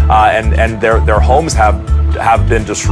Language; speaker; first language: English; native; English